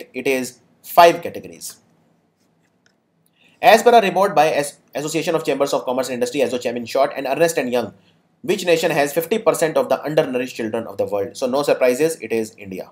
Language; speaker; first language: English; non-native, local second language; Hindi